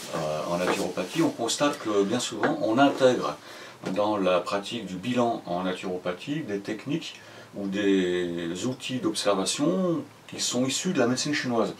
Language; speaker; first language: French; native; French